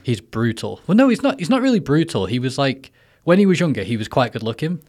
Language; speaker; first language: English; native; English